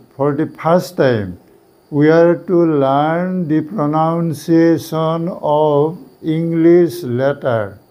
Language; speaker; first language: English; non-native, local second language; Assamese